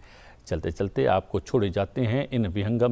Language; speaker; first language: Hindi; native; Hindi